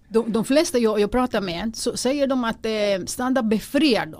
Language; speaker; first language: Swedish; non-native, fluent; Greek